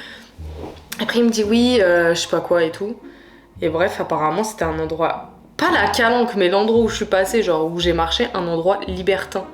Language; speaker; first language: French; native; French